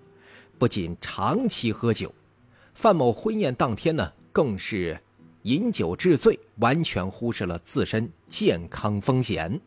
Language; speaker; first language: Chinese; native; Chinese